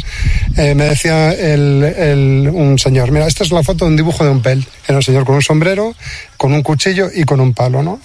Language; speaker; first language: Spanish; native; Spanish